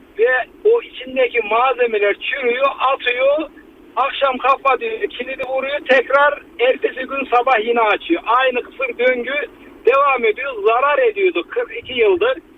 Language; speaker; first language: Turkish; native; Turkish